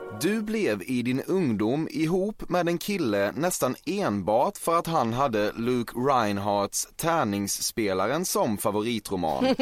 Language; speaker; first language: Swedish; native; Swedish